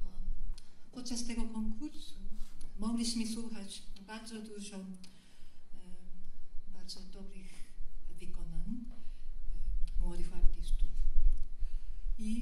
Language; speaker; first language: Polish; non-native, fluent; Japanese